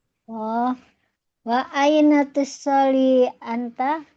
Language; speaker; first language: Arabic; non-native, learner; Indonesian